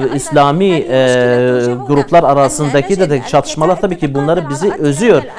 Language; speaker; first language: Turkish; non-native, learner; Arabic